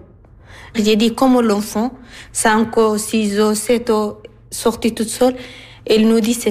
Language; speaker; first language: French; non-native, learner; Arabic